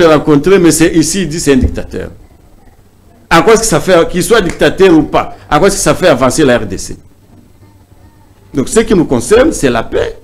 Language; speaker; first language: French; non-native, local second language; Swahili